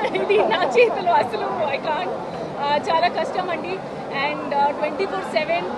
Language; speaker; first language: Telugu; non-native, learner; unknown